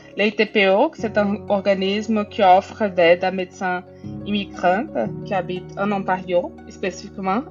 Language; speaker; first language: French; non-native, fluent; Portuguese